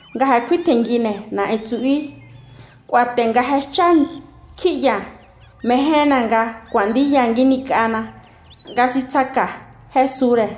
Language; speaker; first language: Spanish; non-native, local second language; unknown